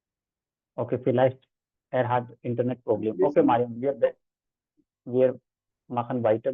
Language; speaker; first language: German; non-native, fluent; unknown